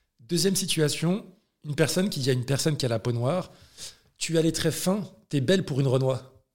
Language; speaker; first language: French; early bilingual, other home language; Arabic